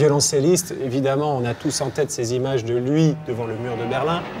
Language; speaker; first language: French; native; French